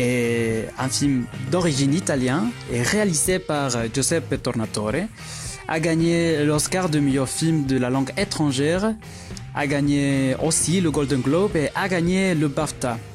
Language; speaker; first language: French; non-native, fluent; Spanish